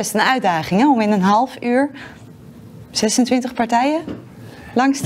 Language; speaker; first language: Dutch; native; Dutch